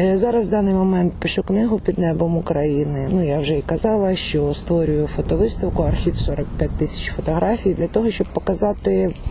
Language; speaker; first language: Ukrainian; non-native, local second language; Russian